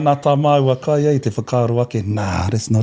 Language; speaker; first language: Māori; non-native, local second language; English